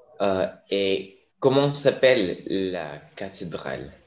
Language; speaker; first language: French; non-native, learner; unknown